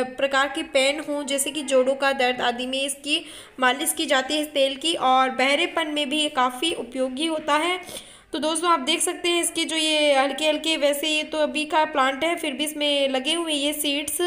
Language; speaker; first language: Hindi; native; Hindi